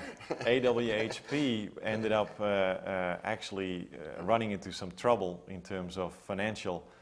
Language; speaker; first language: English; non-native, fluent; Dutch